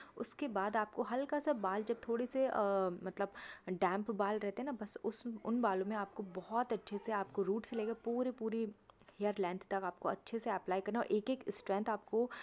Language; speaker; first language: Hindi; native; Hindi